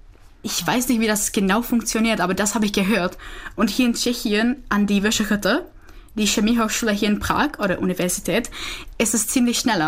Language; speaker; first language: German; non-native, fluent; Czech